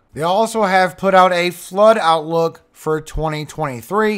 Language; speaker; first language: English; native; English